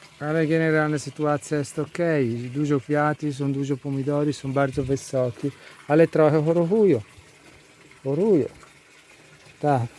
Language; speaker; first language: Polish; non-native, learner; Italian